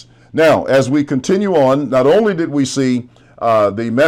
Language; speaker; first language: English; native; English